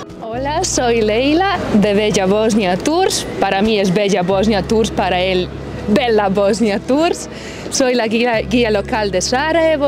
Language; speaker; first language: Spanish; non-native, fluent; Bosnian